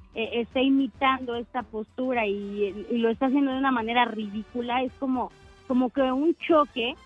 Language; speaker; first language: Spanish; native; Spanish